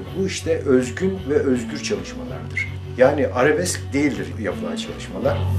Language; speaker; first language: Turkish; native; Turkish